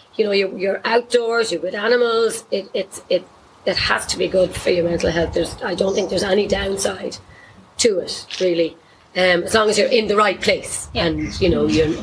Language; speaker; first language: English; native; English